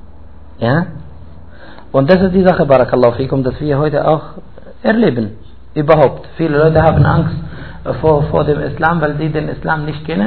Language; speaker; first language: German; non-native, fluent; Arabic